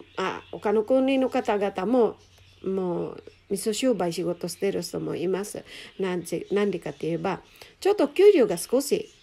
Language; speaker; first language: Japanese; non-native, fluent; Filipino